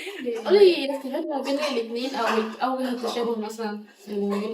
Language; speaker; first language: Arabic; native; Arabic